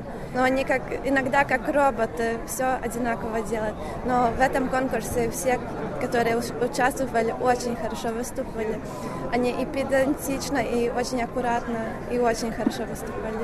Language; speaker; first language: Russian; non-native, fluent; Latvian